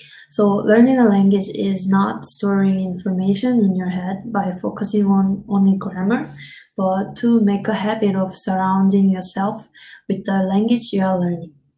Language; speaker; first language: English; non-native, fluent; Korean